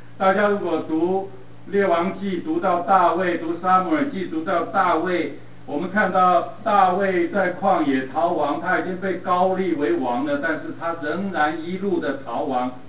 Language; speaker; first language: Chinese; native; Chinese